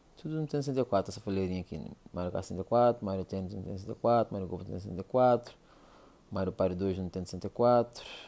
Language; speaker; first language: Portuguese; native; Portuguese